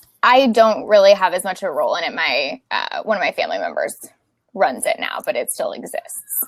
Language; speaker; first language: English; native; English